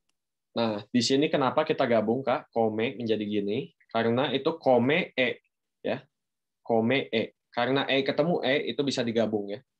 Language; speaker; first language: Indonesian; native; Indonesian